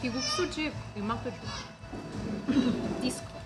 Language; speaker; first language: Korean; non-native, fluent; Russian